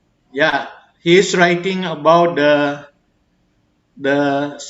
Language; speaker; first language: English; non-native, fluent; Indonesian